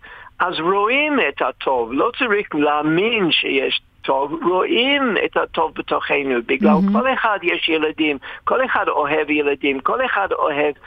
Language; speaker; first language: Hebrew; non-native, fluent; English